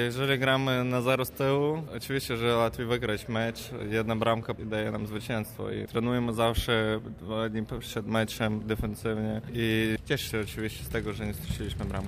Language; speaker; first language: Polish; non-native, fluent; Ukrainian